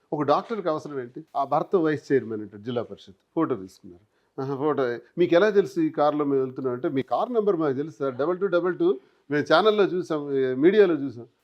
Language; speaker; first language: Telugu; native; Telugu